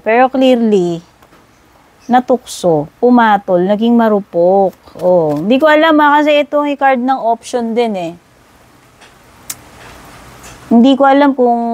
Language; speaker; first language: Filipino; native; Filipino